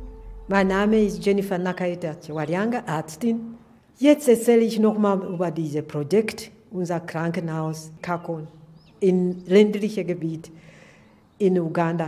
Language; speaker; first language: German; non-native, learner; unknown